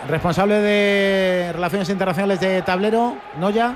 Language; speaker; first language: Spanish; native; Spanish